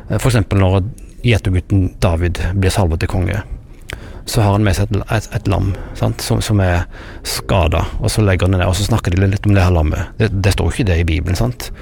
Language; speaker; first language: Norwegian; native; Norwegian